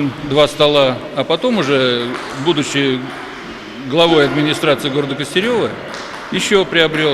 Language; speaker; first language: Russian; native; Russian